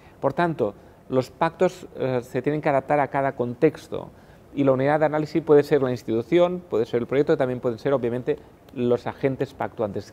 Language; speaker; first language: Spanish; non-native, local second language; Catalan